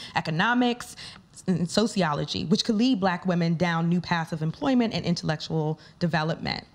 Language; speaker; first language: English; native; English